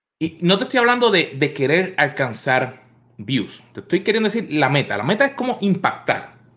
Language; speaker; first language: Spanish; native; Spanish